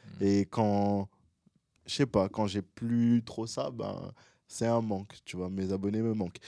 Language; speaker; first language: French; early bilingual, other home language; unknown